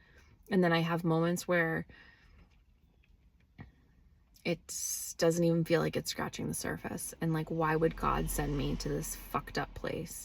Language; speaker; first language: English; native; English